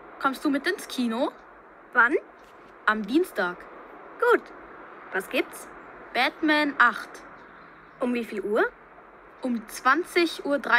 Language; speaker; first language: German; non-native, fluent; Chinese